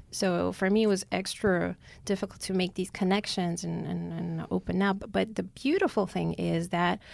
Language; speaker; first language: English; non-native, fluent; Armenian